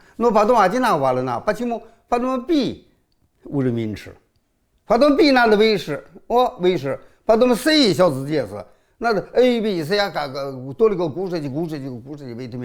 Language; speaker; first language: Russian; non-native, learner; Chinese